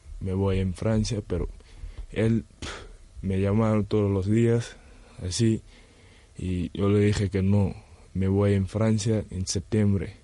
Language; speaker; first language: Spanish; non-native, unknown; Wolof